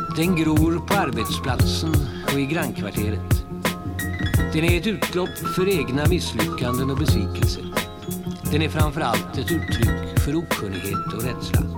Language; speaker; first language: Swedish; native; Swedish